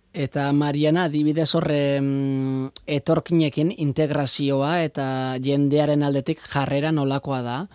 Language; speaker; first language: Basque; native; Basque